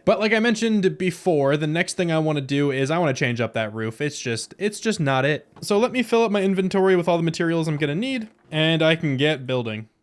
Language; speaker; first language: English; native; English